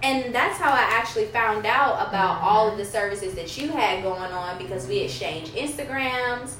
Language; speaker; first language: English; native; English